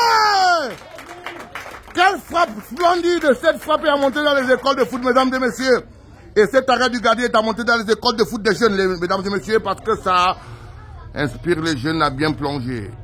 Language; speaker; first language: French; native; French